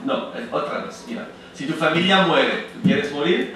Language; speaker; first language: Spanish; non-native, fluent; French